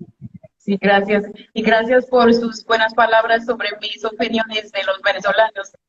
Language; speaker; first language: Spanish; non-native, fluent; English